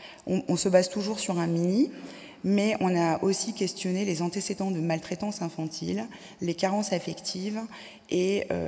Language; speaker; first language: French; native; French